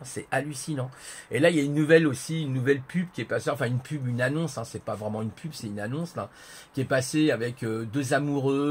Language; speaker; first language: French; native; French